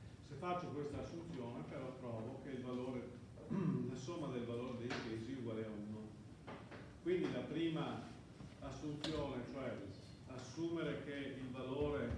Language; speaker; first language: Italian; native; Italian